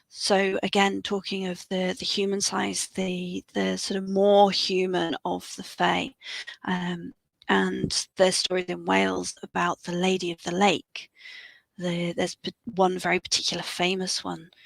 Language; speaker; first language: English; native; English